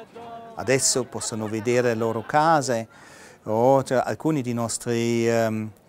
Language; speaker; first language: Italian; non-native, fluent; German